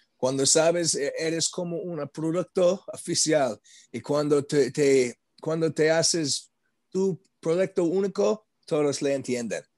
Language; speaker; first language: Spanish; non-native, learner; English